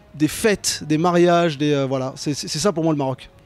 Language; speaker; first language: French; native; French